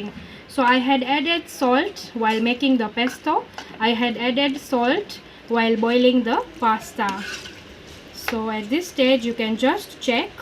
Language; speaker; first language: English; non-native, local second language; Gujarati